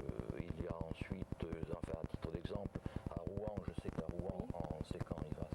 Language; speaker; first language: French; native; French